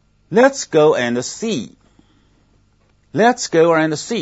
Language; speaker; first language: English; non-native, fluent; Chinese